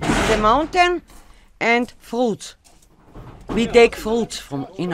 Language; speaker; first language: English; non-native, learner; German